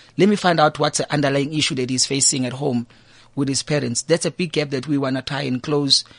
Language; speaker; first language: English; non-native, local second language; Zulu